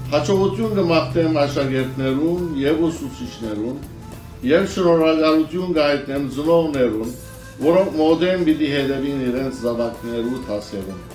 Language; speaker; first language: Armenian; early bilingual, heritage; Armenian